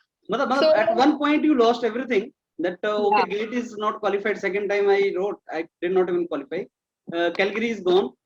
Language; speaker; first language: English; non-native, local second language; Hindi